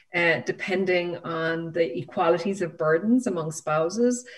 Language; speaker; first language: English; native; English